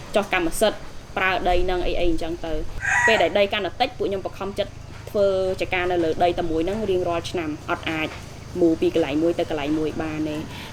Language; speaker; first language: Khmer; non-native, local second language; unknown